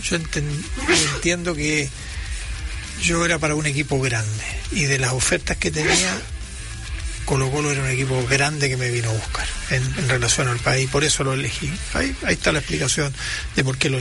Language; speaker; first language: Spanish; native; Spanish